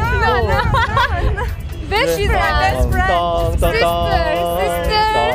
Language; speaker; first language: English; non-native, learner; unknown